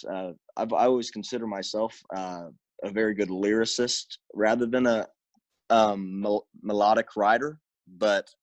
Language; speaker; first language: English; native; English